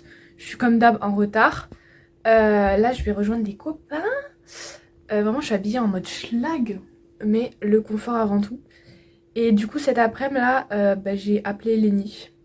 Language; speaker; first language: French; native; French